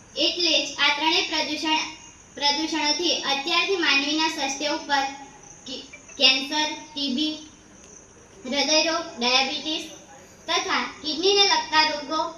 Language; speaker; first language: Gujarati; non-native, local second language; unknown